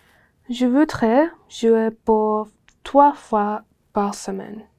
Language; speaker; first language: French; non-native, learner; English